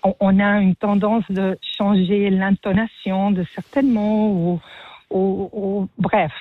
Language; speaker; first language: French; non-native, fluent; Spanish